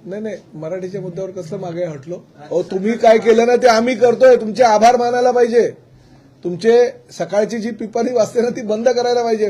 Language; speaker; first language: Marathi; native; Marathi